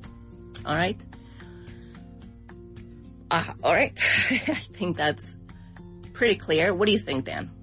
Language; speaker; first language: English; non-native, fluent; Spanish